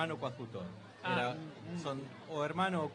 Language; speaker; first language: Spanish; native; Spanish